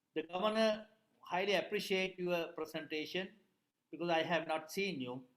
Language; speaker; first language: English; non-native, local second language; Sinhala